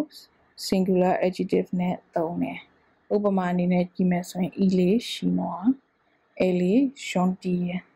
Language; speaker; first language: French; non-native, fluent; Burmese